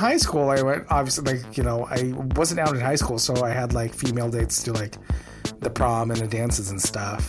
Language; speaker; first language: English; non-native, local second language; Filipino